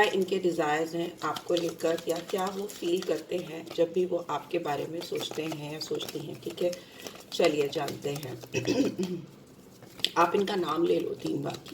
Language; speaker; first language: Hindi; native; Hindi